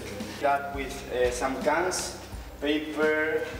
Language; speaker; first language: English; non-native, fluent; Spanish